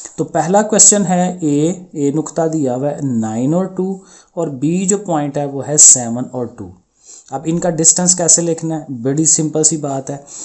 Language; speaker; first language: Urdu; non-native, local second language; Punjabi